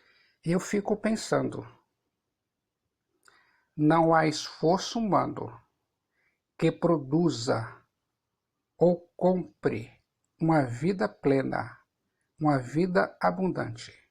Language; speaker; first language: Portuguese; native; Portuguese